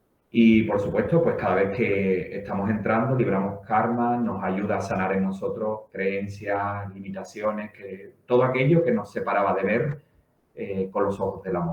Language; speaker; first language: Spanish; native; Spanish